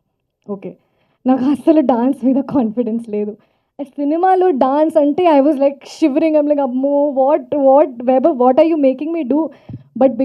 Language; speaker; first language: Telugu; non-native, fluent; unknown